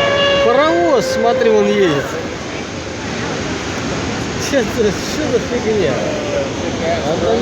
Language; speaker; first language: Russian; native; Russian